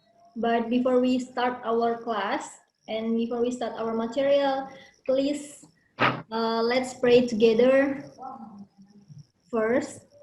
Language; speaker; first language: English; non-native, learner; Indonesian